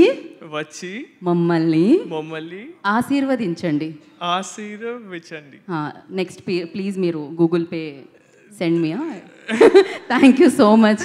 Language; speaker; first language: Telugu; native; Telugu